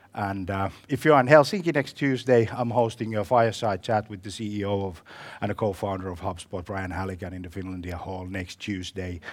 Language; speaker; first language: English; non-native, fluent; Finnish